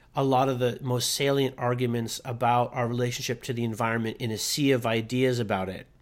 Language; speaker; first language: English; native; English